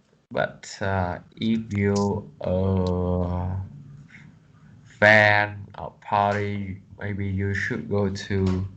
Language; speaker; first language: English; non-native, learner; Vietnamese